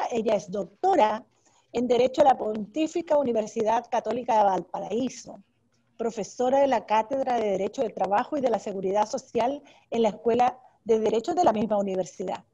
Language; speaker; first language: Spanish; native; Spanish